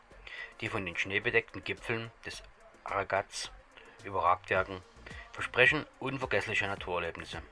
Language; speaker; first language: German; native; German